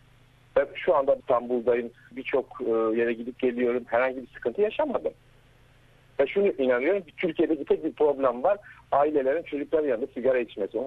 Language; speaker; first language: Turkish; native; Turkish